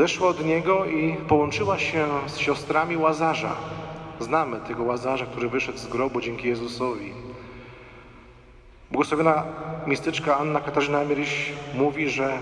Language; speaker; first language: Polish; native; Polish